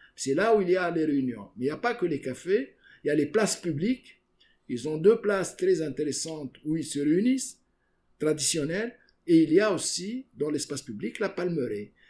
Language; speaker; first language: French; non-native, local second language; Arabic